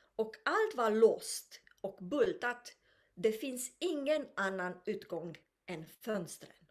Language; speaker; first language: Swedish; non-native, fluent; Romanian